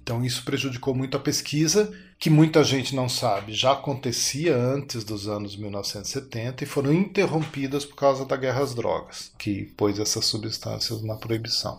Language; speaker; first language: Portuguese; native; Portuguese